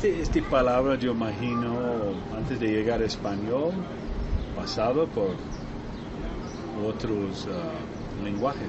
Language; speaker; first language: Spanish; non-native, learner; English